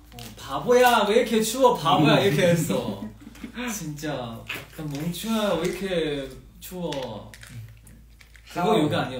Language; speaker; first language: Korean; non-native, fluent; Chinese